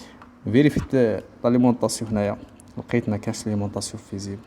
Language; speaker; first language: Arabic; native; Arabic